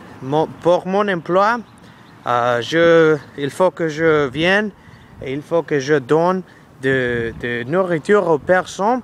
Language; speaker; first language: French; non-native, learner; English